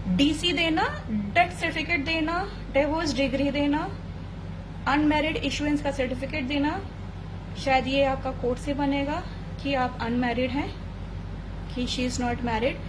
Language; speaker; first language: Hindi; native; Hindi